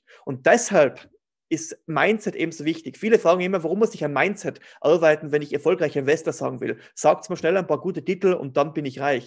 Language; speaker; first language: German; native; German